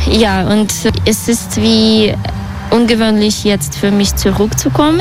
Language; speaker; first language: German; non-native, learner; Russian